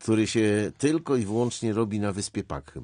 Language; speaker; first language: Polish; native; Polish